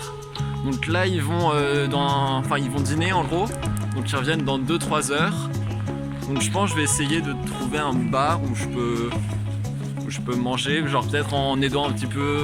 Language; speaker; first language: French; native; French